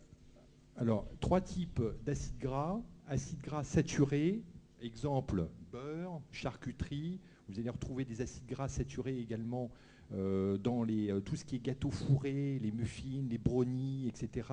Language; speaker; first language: French; native; French